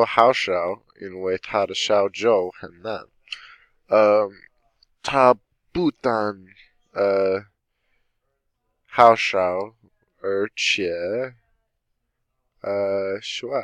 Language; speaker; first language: Chinese; non-native, learner; English